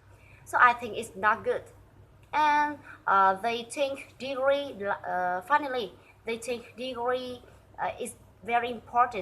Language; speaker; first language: English; non-native, learner; Vietnamese